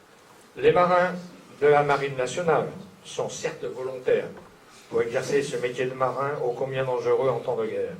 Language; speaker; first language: French; native; French